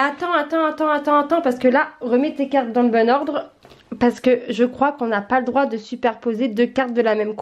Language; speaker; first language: French; native; French